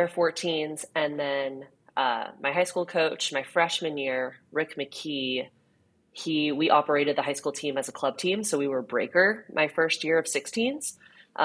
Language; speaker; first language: English; native; English